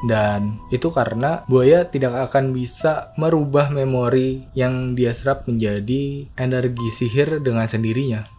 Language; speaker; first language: Indonesian; native; Indonesian